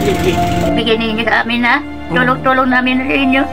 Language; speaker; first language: Filipino; non-native, local second language; Cebuano